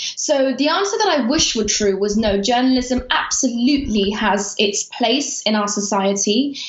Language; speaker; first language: English; early bilingual, other home language; Persian